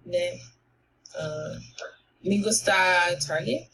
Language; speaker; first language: Spanish; non-native, learner; English